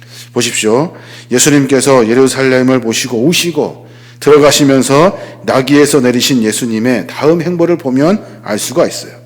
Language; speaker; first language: Korean; native; Korean